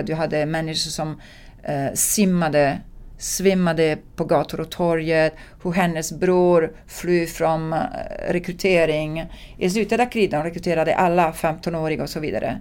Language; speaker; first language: Swedish; non-native, fluent; Italian